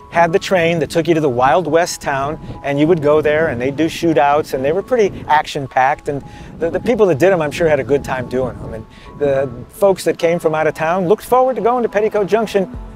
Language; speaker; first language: English; native; English